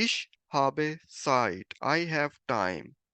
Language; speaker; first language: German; non-native, fluent; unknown